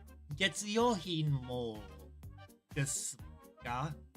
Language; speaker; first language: Japanese; non-native, learner; English